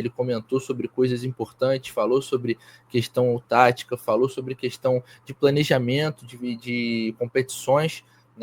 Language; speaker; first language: Portuguese; native; Portuguese